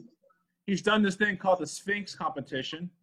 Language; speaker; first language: English; native; English